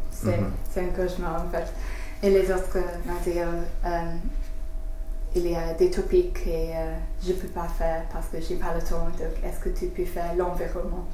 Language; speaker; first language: French; non-native, learner; English